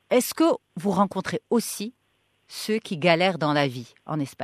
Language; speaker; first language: French; non-native, local second language; Arabic